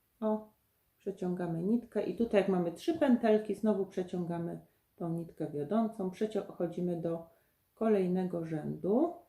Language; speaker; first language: Polish; native; Polish